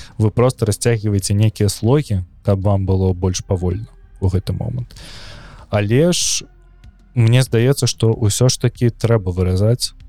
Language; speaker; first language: Belarusian; non-native, local second language; Russian